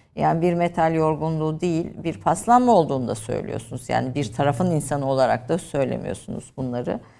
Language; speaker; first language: Turkish; native; Turkish